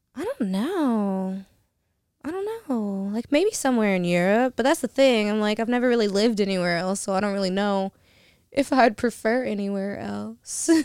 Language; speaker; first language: English; native; English